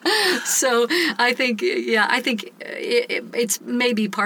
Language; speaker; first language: English; native; English